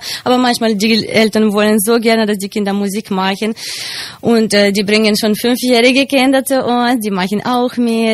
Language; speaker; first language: German; non-native, fluent; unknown